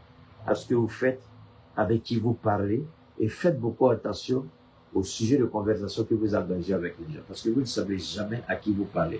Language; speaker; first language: French; native; French